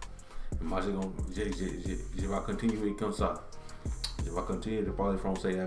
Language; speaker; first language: French; non-native, learner; English